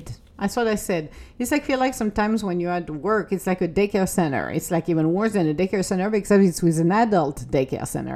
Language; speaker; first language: English; non-native, fluent; French